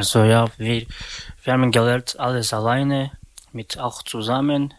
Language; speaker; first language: German; non-native, learner; Slovak